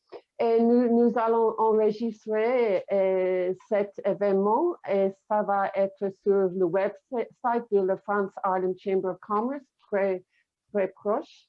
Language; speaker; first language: French; non-native, fluent; English